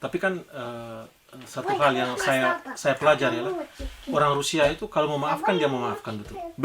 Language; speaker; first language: Indonesian; non-native, fluent; Russian